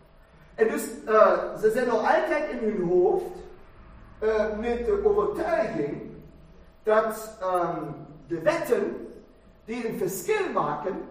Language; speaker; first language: Dutch; non-native, fluent; German